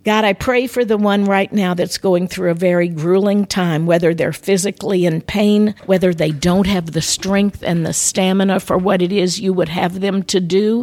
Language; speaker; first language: English; native; English